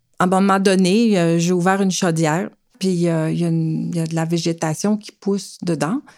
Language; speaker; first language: French; native; French